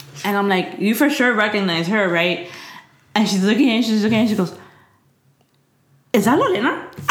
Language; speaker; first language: English; early bilingual, other home language; Spanish